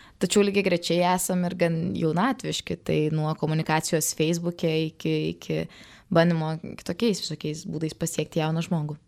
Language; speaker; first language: Lithuanian; native; Lithuanian